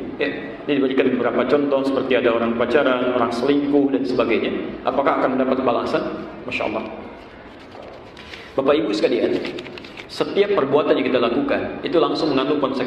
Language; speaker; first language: Indonesian; native; Indonesian